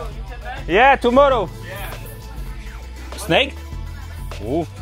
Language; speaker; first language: English; non-native, learner; Polish